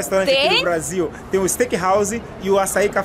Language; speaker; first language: Portuguese; native; Portuguese